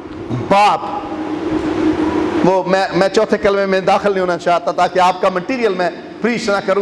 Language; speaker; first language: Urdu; non-native, local second language; Punjabi